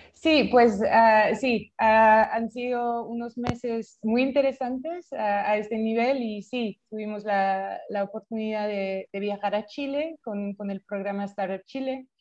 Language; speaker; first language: Spanish; non-native, fluent; French